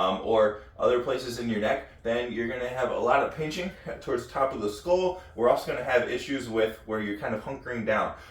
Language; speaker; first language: English; native; English